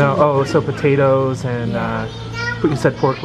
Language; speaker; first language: English; native; English